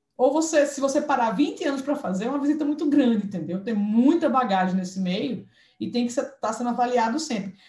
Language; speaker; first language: Portuguese; native; Portuguese